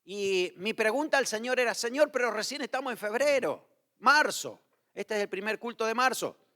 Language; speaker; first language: Spanish; native; Spanish